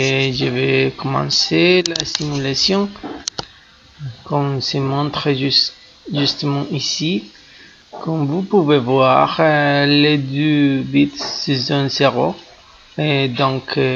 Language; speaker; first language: French; non-native, fluent; Spanish